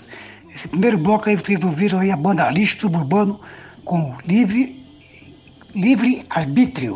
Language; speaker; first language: Portuguese; native; Portuguese